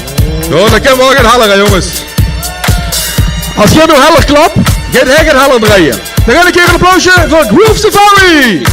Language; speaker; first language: Dutch; native; Dutch